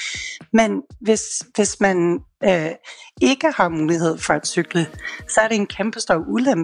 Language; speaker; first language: Danish; non-native, fluent; English